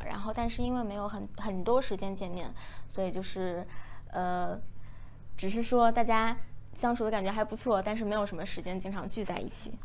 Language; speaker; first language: Chinese; native; Chinese